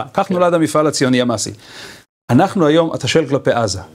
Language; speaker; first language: Hebrew; native; Hebrew